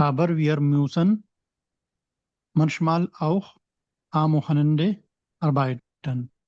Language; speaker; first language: German; non-native, learner; Urdu